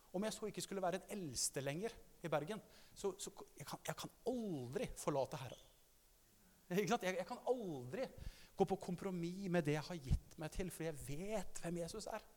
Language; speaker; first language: Norwegian; native; Norwegian